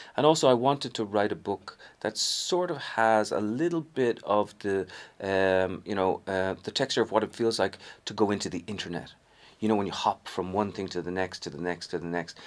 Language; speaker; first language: English; native; English